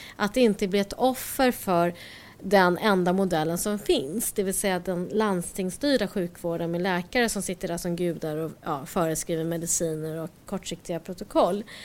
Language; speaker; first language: Swedish; early bilingual, other home language; Korean